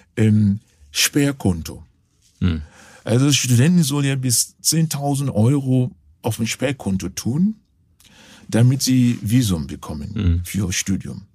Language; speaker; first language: German; non-native, fluent; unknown